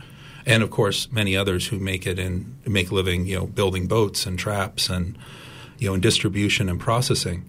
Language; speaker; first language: English; native; English